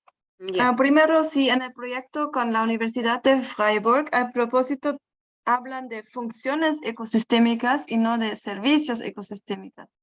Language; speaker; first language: Spanish; non-native, fluent; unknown